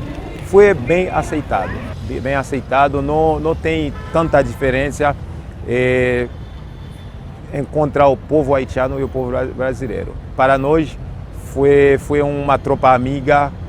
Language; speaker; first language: Portuguese; non-native, fluent; Haitian Creole